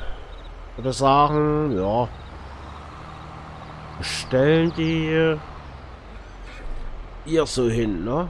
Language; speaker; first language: German; native; German